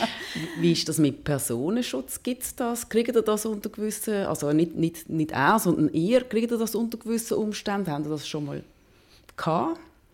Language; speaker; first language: German; native; German